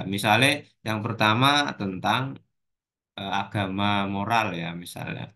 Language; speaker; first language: Indonesian; non-native, local second language; Javanese